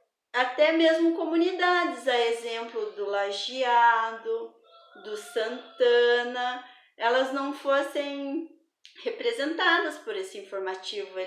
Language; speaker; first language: Portuguese; native; Portuguese